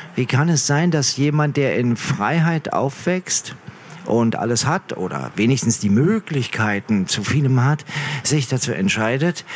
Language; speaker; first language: German; early bilingual, other home language; Arabic